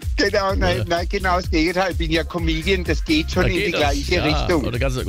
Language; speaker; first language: German; native; German